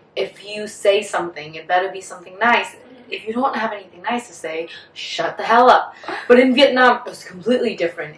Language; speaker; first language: English; non-native, fluent; Vietnamese